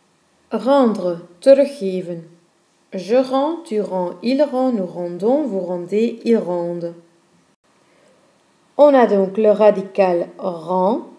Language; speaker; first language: French; non-native, fluent; Dutch